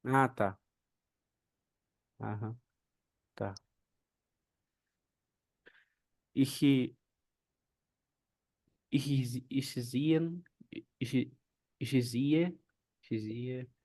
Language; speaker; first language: German; non-native, learner; Portuguese